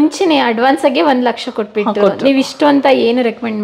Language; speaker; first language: Kannada; native; Kannada